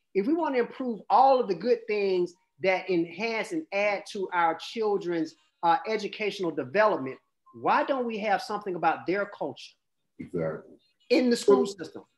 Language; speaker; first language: English; native; English